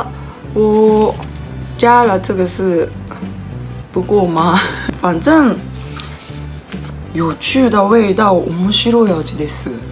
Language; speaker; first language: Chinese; non-native, learner; Japanese